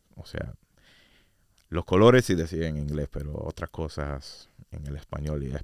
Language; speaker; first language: Spanish; non-native, fluent; English